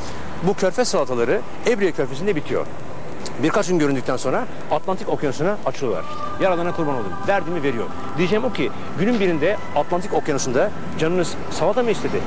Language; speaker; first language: Turkish; native; Turkish